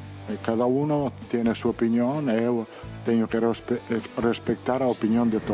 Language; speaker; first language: Portuguese; non-native, learner; Italian